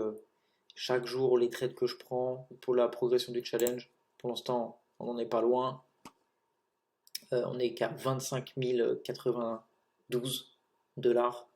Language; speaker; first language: French; native; French